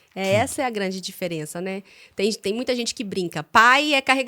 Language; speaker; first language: Portuguese; native; Portuguese